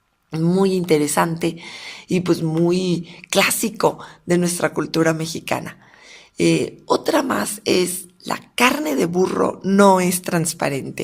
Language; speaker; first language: Spanish; native; Spanish